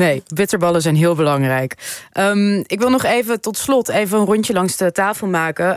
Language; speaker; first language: Dutch; native; Dutch